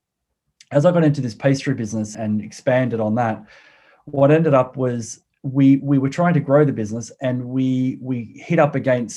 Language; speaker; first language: English; native; English